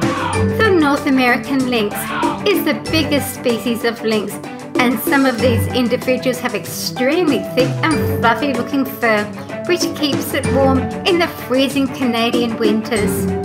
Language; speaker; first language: English; native; English